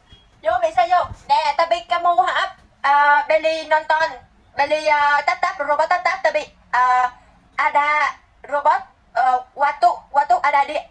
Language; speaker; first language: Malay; non-native, learner; Vietnamese